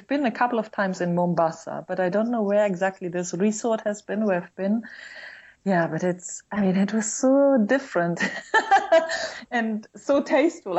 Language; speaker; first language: English; non-native, fluent; German